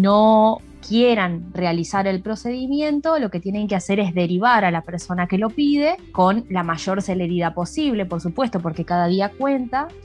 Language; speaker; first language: Spanish; native; Spanish